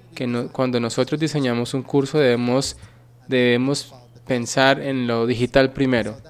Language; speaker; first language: Spanish; non-native, fluent; Finnish